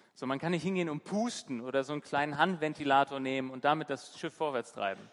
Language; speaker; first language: German; native; German